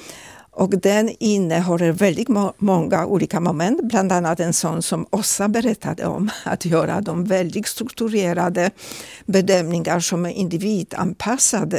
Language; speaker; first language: Swedish; non-native, fluent; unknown